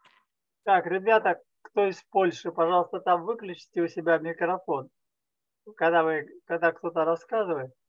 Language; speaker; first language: Russian; native; Russian